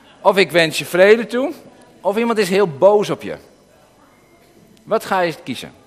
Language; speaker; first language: Dutch; native; Dutch